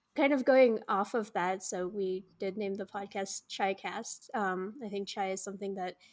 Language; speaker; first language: English; native; English